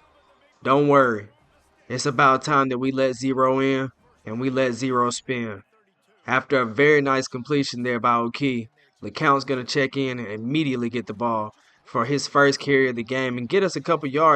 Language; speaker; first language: English; native; English